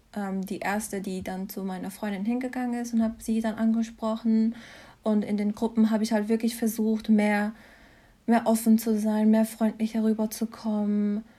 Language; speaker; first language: German; early bilingual, other home language; Turkish